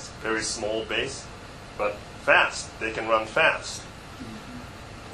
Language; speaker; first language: English; non-native, fluent; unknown